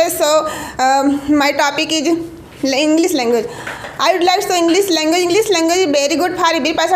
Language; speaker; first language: English; non-native, learner; Hindi